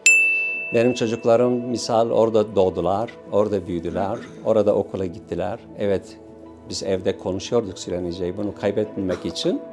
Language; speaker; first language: Turkish; non-native, local second language; Syriac